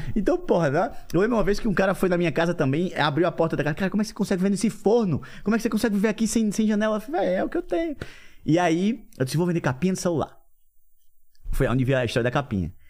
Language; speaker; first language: Portuguese; native; Portuguese